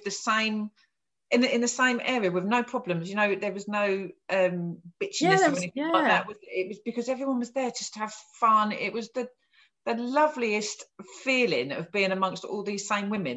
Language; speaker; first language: English; native; English